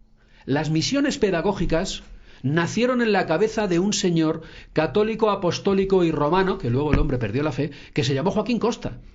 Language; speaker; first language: Spanish; native; Spanish